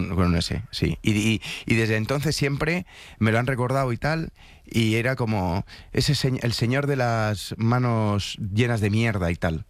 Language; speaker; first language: Spanish; native; Spanish